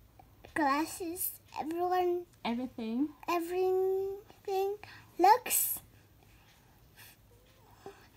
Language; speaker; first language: English; non-native, learner; Vietnamese